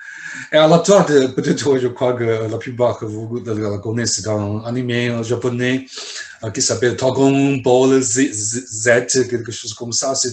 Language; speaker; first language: French; non-native, fluent; Chinese